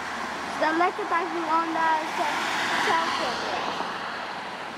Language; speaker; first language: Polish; early bilingual, heritage; Polish